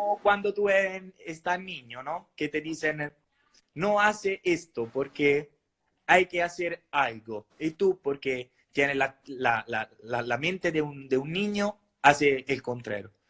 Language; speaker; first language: Spanish; non-native, fluent; Italian